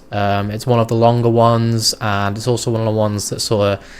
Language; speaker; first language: English; native; English